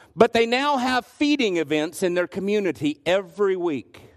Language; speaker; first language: English; native; English